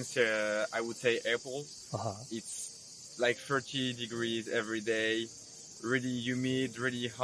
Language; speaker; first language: English; non-native, fluent; French